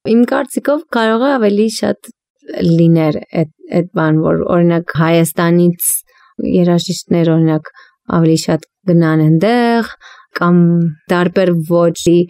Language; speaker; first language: Armenian; early bilingual, heritage; Armenian